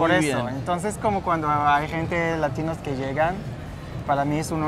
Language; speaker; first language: Spanish; non-native, fluent; Hebrew